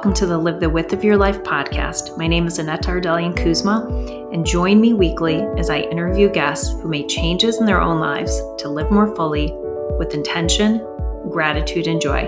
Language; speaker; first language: English; early bilingual, other home language; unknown